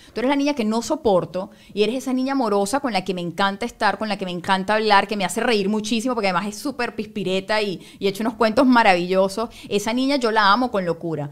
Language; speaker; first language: Spanish; native; Spanish